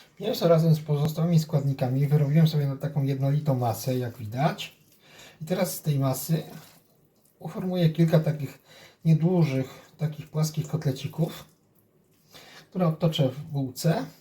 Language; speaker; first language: Polish; native; Polish